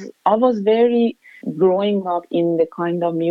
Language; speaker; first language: English; non-native, fluent; Persian